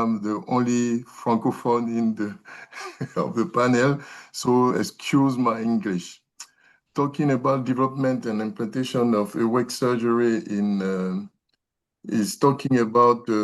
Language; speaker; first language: English; non-native, learner; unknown